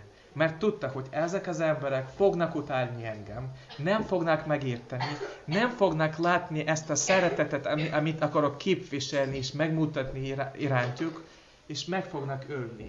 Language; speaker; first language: Hungarian; non-native, fluent; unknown